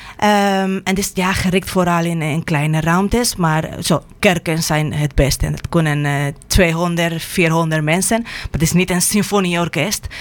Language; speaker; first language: Dutch; non-native, fluent; Spanish